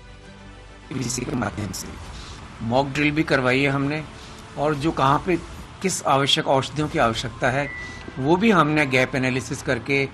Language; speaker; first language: Hindi; native; Hindi